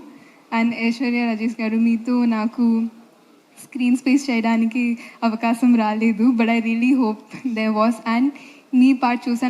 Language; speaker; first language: Telugu; non-native, fluent; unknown